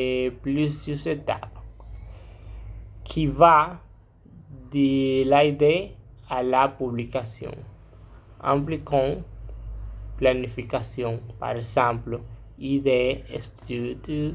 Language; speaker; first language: French; non-native, learner; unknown